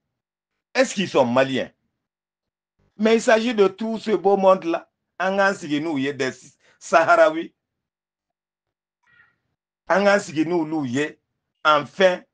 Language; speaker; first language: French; non-native, local second language; Bambara